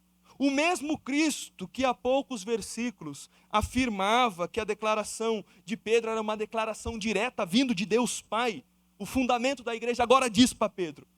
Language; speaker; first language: Portuguese; native; Portuguese